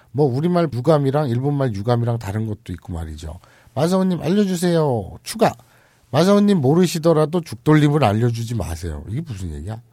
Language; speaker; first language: Korean; native; Korean